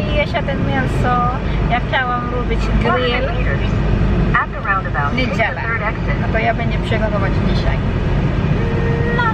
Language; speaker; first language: Polish; non-native, learner; Filipino